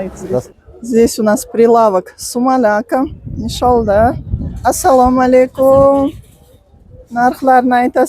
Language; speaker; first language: Russian; native; Russian